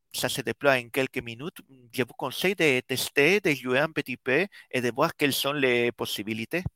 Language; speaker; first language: French; non-native, fluent; Spanish